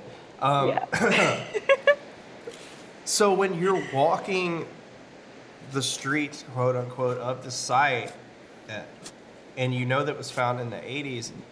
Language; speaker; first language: English; native; English